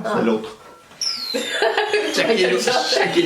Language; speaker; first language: French; native; French